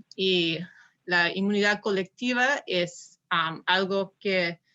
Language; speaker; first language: Spanish; non-native, learner; English